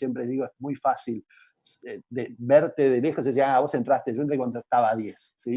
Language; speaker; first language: Spanish; native; Spanish